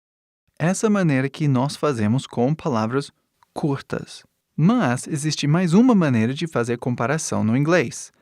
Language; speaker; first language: Portuguese; non-native, fluent; English